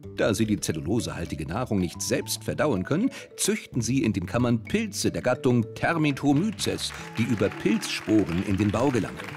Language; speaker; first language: German; native; German